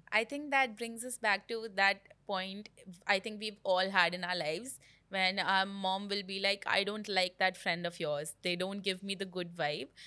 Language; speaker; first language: English; non-native, local second language; Hindi